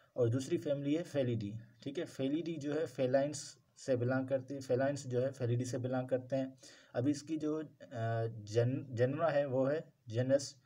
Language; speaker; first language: Urdu; non-native, local second language; Sindhi